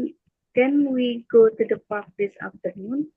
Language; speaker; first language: English; non-native, learner; Indonesian